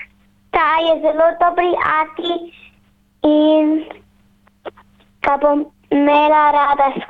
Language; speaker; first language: Slovenian; early bilingual, heritage; Slovenian